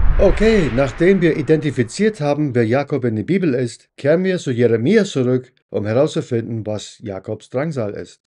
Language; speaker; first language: German; non-native, fluent; English